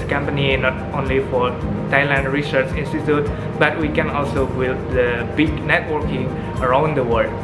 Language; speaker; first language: English; non-native, fluent; Indonesian